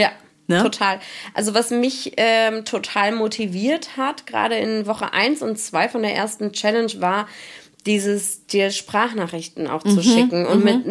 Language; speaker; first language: German; native; German